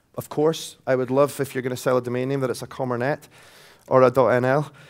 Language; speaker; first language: English; native; English